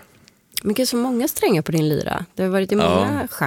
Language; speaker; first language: Swedish; native; Swedish